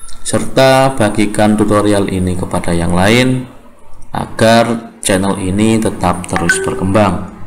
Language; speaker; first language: Indonesian; native; Indonesian